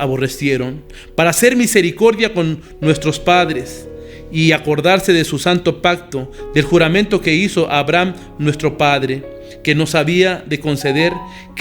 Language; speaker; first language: Spanish; native; Spanish